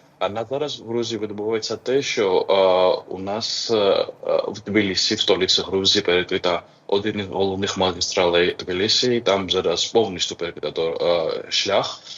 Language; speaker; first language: Ukrainian; non-native, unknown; Georgian